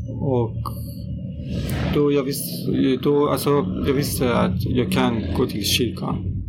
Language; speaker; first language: Swedish; non-native, learner; Persian